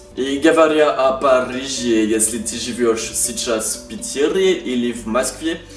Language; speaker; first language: Russian; non-native, learner; French